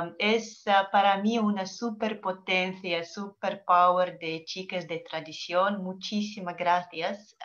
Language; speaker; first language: Spanish; non-native, learner; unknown